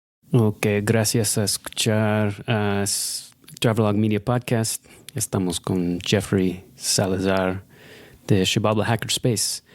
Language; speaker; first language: Spanish; non-native, fluent; English